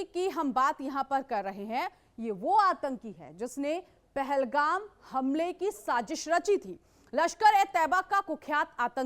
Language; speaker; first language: Hindi; native; Hindi